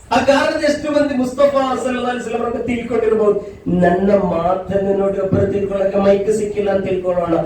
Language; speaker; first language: Kannada; non-native, local second language; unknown